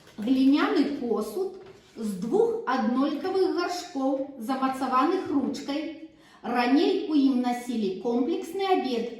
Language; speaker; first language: Belarusian; non-native, local second language; Russian